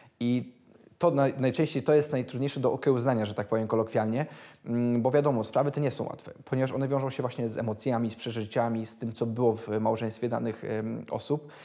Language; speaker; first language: Polish; native; Polish